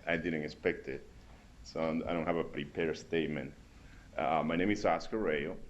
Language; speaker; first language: English; non-native, fluent; Spanish